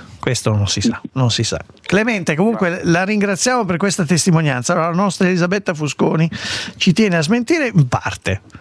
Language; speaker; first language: Italian; native; Italian